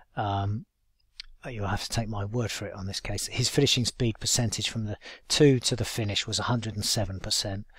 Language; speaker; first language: English; native; English